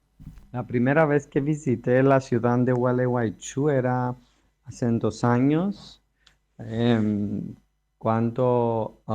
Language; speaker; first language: Spanish; non-native, fluent; Greek